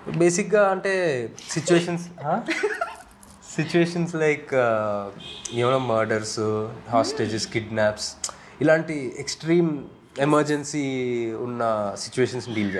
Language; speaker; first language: Telugu; native; Telugu